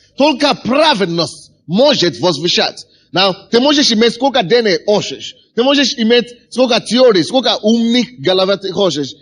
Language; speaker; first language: Russian; non-native, fluent; Yoruba